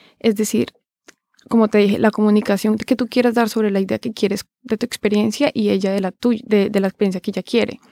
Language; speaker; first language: Spanish; native; Spanish